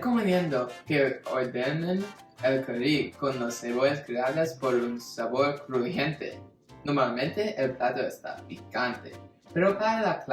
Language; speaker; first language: Spanish; non-native, learner; English